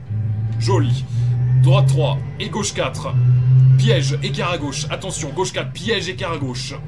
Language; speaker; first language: French; native; French